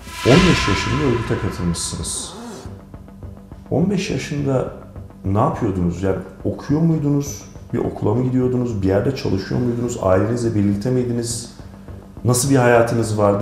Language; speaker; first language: Turkish; native; Turkish